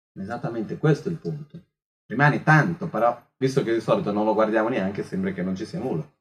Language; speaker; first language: Italian; non-native, fluent; Portuguese